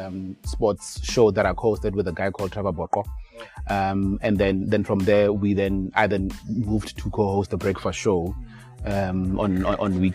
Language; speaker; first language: English; non-native, local second language; Tswana